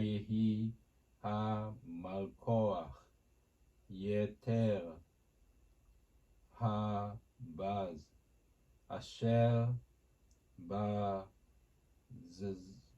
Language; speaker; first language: Hebrew; non-native, learner; Japanese